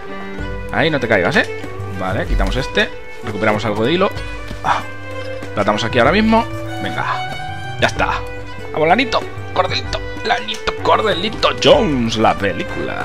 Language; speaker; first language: Spanish; native; Spanish